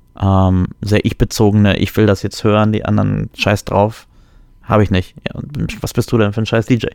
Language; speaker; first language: German; early bilingual, other home language; Polish